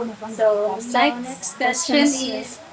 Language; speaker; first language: English; non-native, local second language; Cebuano